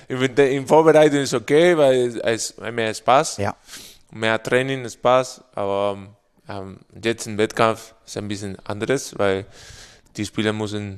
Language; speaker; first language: German; non-native, fluent; Spanish